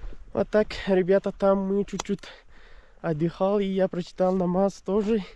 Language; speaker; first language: Russian; non-native, learner; Urdu